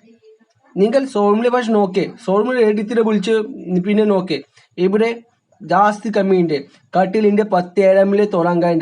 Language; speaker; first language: Malayalam; non-native, learner; Hindi